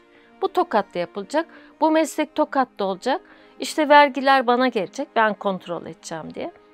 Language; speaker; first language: Turkish; native; Turkish